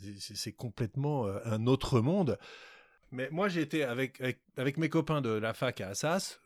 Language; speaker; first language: French; non-native, fluent; English